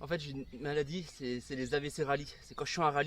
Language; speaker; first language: French; native; French